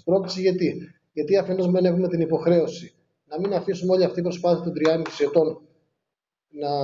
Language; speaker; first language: Greek; native; Greek